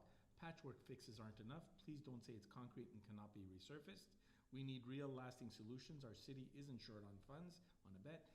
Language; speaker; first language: English; native; English